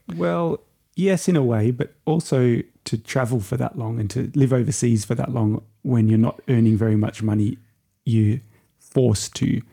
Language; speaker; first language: English; native; English